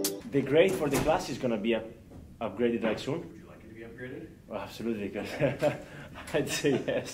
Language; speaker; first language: English; non-native, fluent; Italian